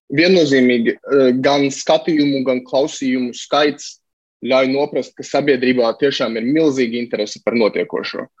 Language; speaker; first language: Latvian; native; Latvian